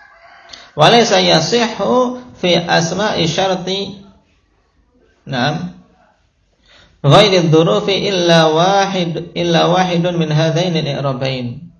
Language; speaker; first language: Arabic; non-native, fluent; Indonesian